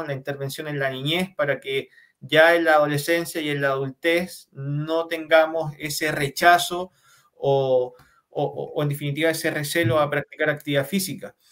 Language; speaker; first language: Spanish; native; Spanish